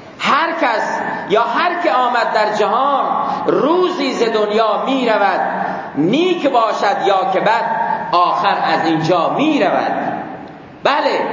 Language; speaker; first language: Persian; non-native, local second language; Baluchi